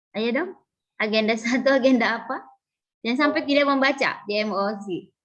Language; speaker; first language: Indonesian; native; Indonesian